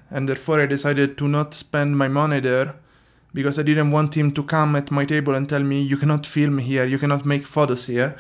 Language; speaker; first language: English; non-native, fluent; Italian